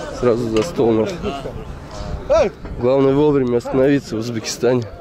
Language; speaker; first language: Russian; native; Russian